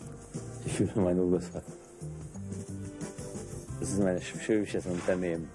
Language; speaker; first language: German; non-native, local second language; Hungarian